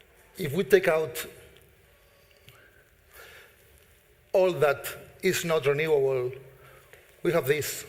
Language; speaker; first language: English; non-native, fluent; Spanish